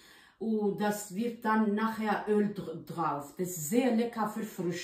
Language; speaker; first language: German; non-native, learner; Kurdish